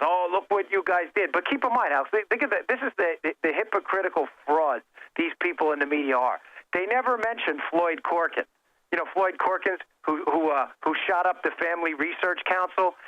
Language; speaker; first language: English; native; English